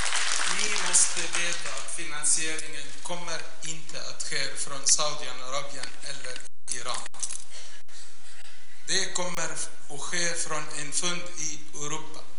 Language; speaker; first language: Swedish; non-native, fluent; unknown